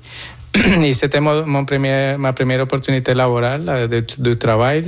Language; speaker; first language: French; non-native, fluent; Spanish